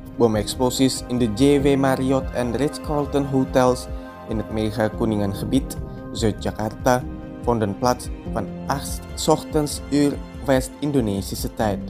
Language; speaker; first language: Dutch; non-native, fluent; Indonesian